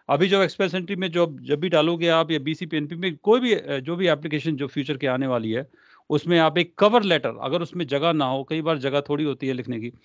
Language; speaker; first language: Hindi; non-native, local second language; Punjabi